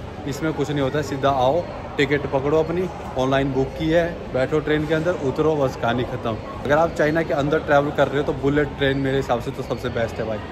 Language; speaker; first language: Hindi; native; Hindi